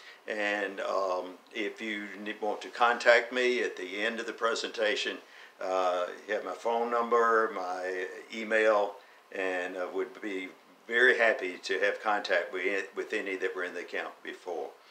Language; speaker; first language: English; native; English